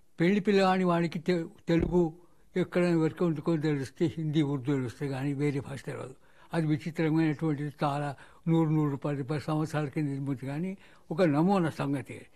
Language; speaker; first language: Telugu; non-native, local second language; Marathi